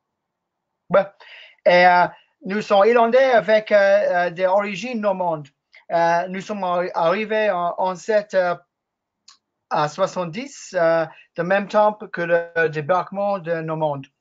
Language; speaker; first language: French; non-native, learner; English